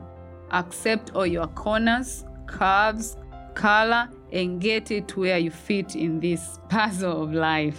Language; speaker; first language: English; non-native, local second language; Swahili